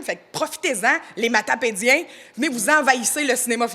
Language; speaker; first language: French; native; French